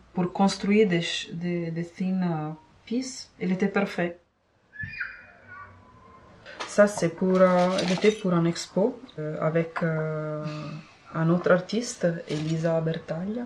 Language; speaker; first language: French; non-native, fluent; Italian